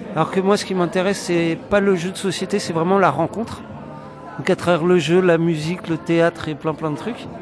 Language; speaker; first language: French; native; French